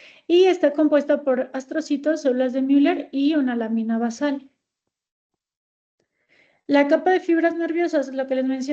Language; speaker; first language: Spanish; native; Spanish